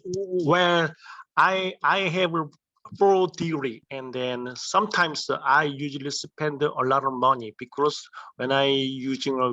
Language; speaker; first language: English; non-native, learner; Korean